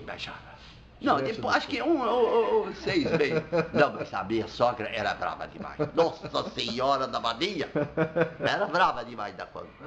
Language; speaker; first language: Portuguese; non-native, fluent; Arabic